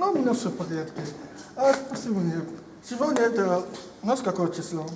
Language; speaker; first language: Russian; non-native, learner; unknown